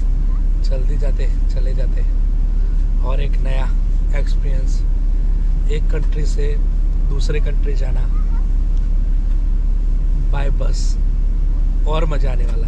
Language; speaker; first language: Hindi; native; Hindi